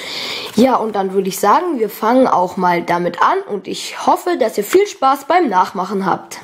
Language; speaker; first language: German; native; German